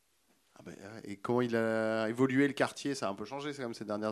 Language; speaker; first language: French; native; French